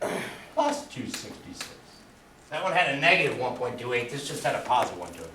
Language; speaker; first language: English; native; English